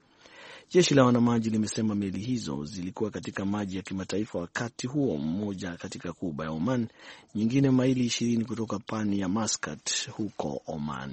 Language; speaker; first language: Swahili; non-native, local second language; Kikuyu